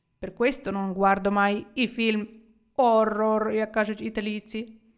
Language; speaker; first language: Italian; non-native, fluent; Ukrainian